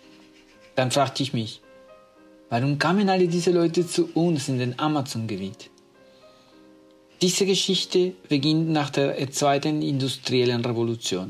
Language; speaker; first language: German; non-native, fluent; Spanish